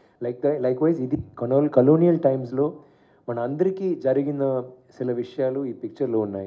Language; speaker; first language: Telugu; non-native, learner; Tamil